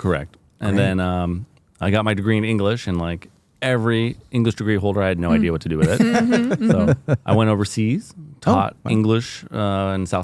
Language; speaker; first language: English; native; English